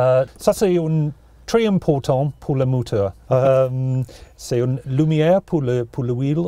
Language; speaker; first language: French; non-native, learner; English